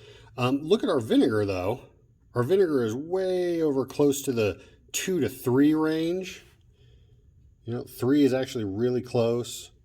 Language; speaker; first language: English; native; English